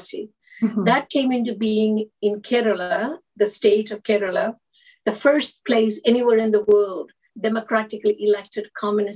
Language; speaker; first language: English; non-native, local second language; Malayalam